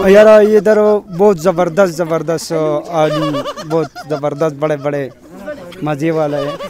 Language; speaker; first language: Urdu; non-native, local second language; Pashto